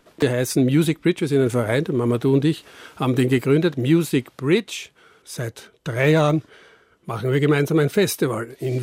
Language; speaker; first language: German; native; German